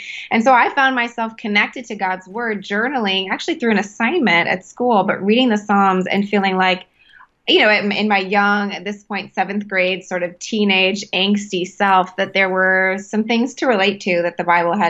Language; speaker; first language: English; native; English